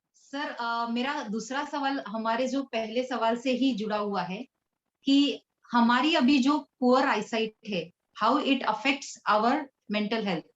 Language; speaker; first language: Hindi; non-native, local second language; Marathi